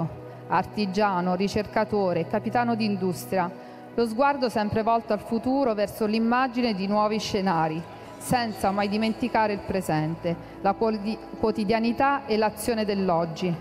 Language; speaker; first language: Italian; native; Italian